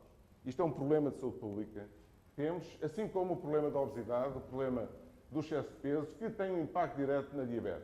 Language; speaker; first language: Portuguese; native; Portuguese